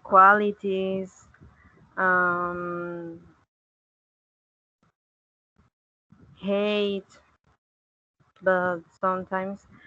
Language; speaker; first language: English; non-native, learner; Spanish